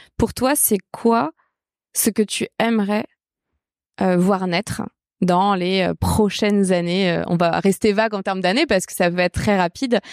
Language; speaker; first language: French; native; French